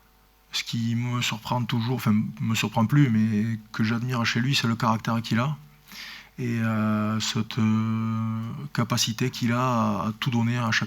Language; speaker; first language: French; native; French